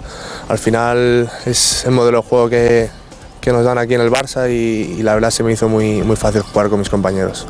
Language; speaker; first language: Spanish; native; Spanish